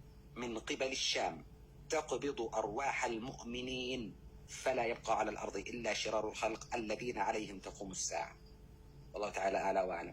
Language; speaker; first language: Arabic; native; Arabic